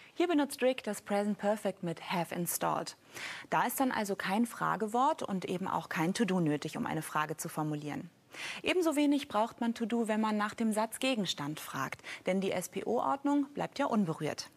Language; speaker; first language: German; native; German